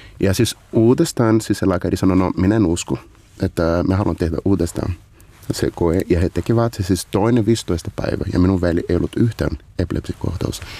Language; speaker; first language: Finnish; non-native, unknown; Portuguese